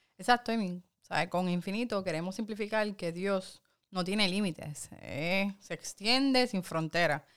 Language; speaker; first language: Spanish; early bilingual, heritage; Spanish